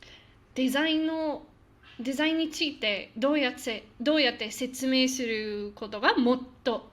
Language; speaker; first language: Japanese; non-native, fluent; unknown